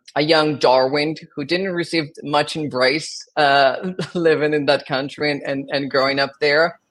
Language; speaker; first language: English; non-native, fluent; Portuguese